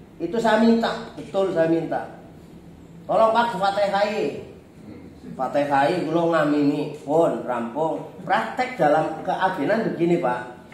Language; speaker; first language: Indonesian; non-native, local second language; Javanese